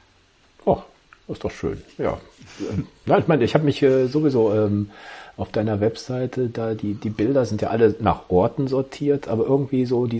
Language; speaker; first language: German; native; German